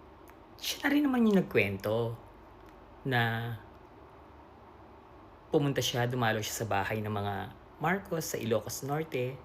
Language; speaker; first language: Filipino; native; Filipino